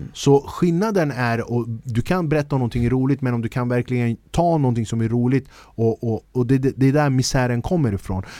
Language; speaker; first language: Swedish; early bilingual, other home language; Kurdish